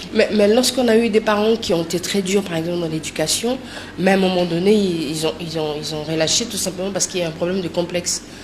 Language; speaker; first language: French; non-native, local second language; Lingala